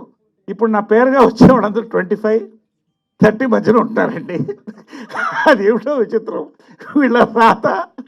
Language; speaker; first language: Telugu; native; Telugu